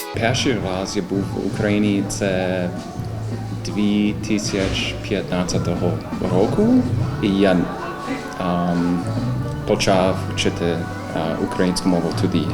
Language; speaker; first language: Ukrainian; non-native, learner; English